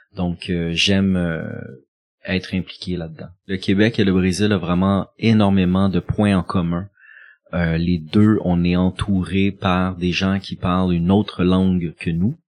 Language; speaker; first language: French; native; French